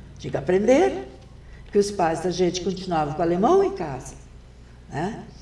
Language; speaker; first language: Portuguese; non-native, local second language; German